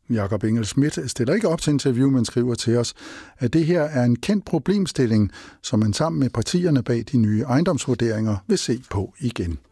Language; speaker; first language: Danish; native; Danish